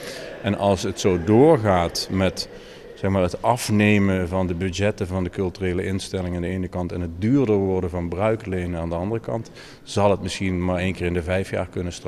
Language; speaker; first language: Dutch; native; Dutch